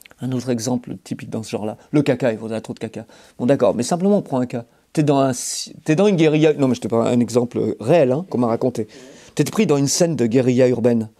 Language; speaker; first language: French; native; French